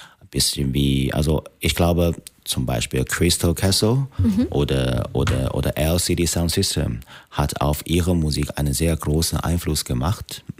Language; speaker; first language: German; non-native, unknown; Chinese